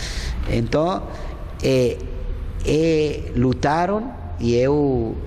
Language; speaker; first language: Portuguese; non-native, fluent; Spanish